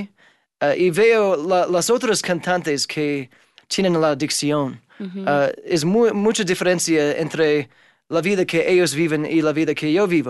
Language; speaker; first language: Spanish; non-native, fluent; English